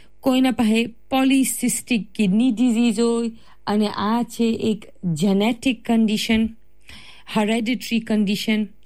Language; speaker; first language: Gujarati; early bilingual, heritage; Gujarati